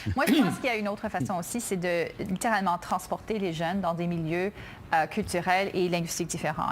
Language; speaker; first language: French; early bilingual, other home language; English